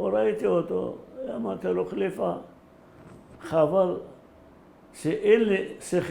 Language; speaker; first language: Hebrew; early bilingual, other home language; Arabic